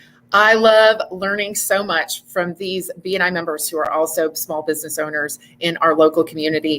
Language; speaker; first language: English; native; English